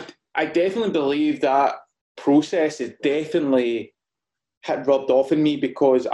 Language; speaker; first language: English; native; English